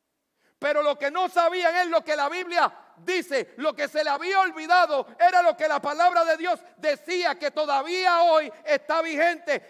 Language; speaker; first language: Spanish; native; Spanish